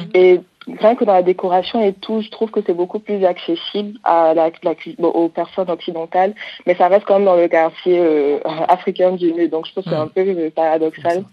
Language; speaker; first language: French; native; French